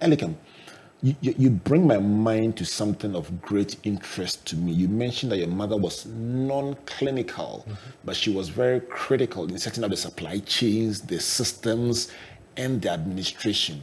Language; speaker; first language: English; non-native, local second language; Akan